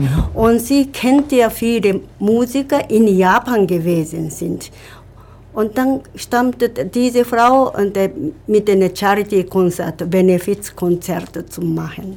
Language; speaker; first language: German; non-native, learner; Japanese